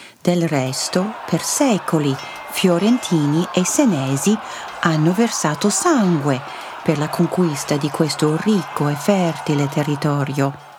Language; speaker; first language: Italian; early bilingual, heritage; Italian